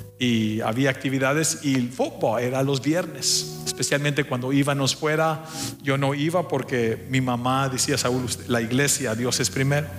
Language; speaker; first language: Spanish; early bilingual, heritage; Spanish